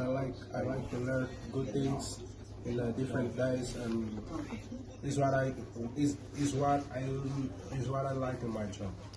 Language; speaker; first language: English; non-native, learner; Portuguese